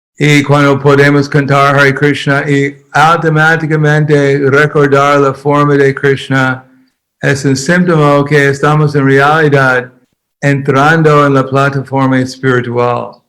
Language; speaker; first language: Spanish; non-native, fluent; English